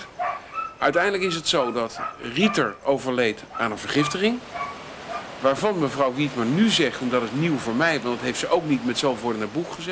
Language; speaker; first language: Dutch; native; Dutch